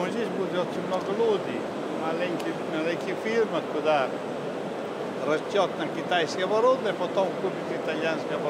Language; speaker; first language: Russian; non-native, learner; Italian